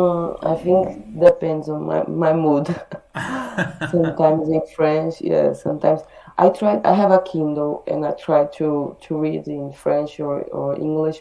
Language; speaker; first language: English; non-native, learner; Portuguese